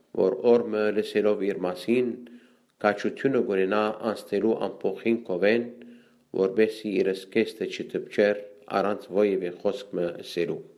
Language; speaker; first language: Armenian; early bilingual, heritage; Armenian